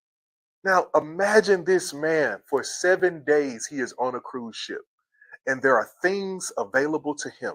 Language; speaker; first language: English; native; English